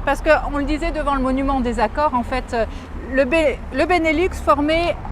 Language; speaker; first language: French; native; French